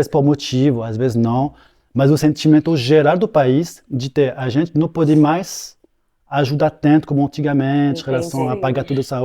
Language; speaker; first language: Portuguese; non-native, fluent; French